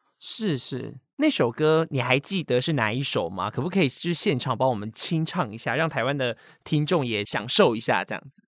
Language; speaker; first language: Chinese; native; Chinese